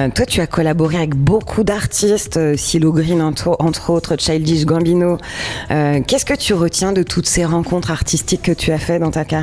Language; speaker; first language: French; native; French